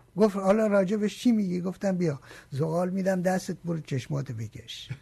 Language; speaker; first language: Persian; native; Persian